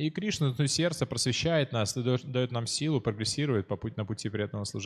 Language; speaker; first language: Russian; native; Russian